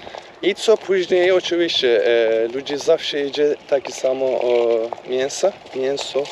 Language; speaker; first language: Polish; non-native, learner; Turkish